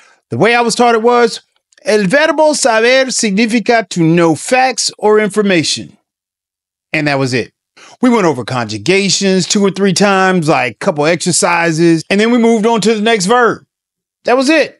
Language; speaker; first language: English; native; English